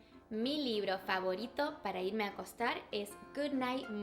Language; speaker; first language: Spanish; non-native, fluent; English